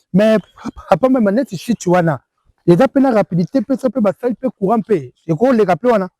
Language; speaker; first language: Lingala; native; Lingala